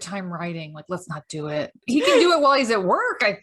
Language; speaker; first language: English; native; English